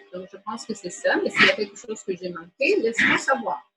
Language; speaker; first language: French; native; French